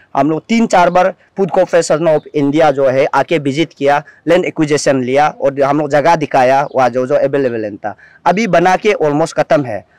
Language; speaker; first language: Hindi; non-native, local second language; Nyishi